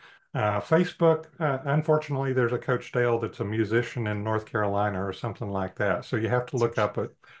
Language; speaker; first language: English; native; English